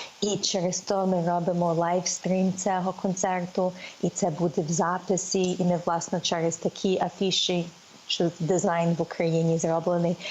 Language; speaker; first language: Ukrainian; early bilingual, heritage; Ukrainian